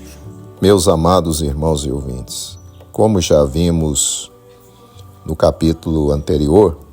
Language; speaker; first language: Portuguese; native; Portuguese